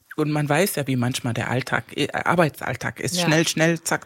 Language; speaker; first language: German; non-native, fluent; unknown